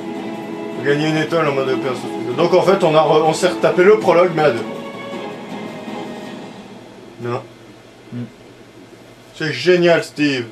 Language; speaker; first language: French; native; French